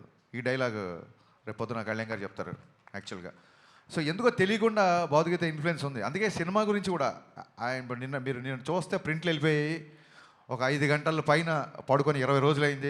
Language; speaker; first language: Telugu; native; Telugu